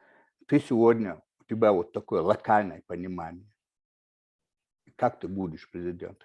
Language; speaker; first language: Russian; non-native, local second language; Chechen